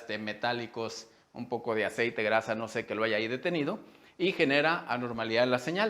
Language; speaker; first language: Spanish; native; Spanish